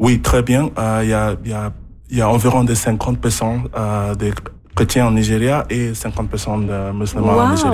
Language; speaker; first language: French; non-native, learner; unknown